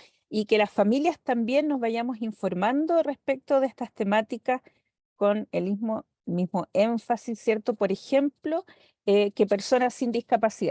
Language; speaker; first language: Spanish; native; Spanish